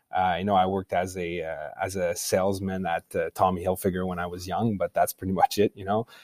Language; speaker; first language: English; native; English